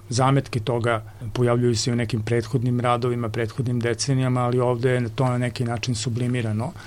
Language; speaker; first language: Serbian; native; Serbian